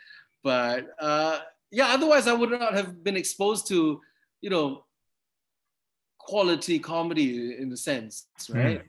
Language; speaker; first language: English; native; English